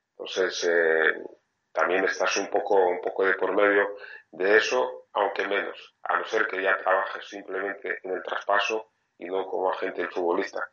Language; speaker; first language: Spanish; non-native, fluent; French